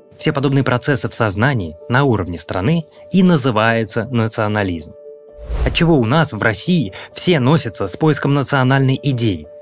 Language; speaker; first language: Russian; native; Russian